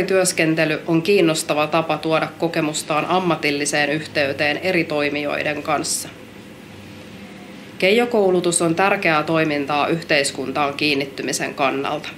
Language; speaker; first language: Finnish; native; Finnish